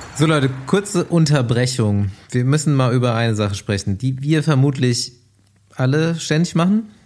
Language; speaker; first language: German; native; German